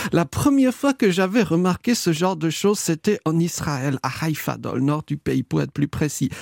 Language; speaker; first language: French; native; French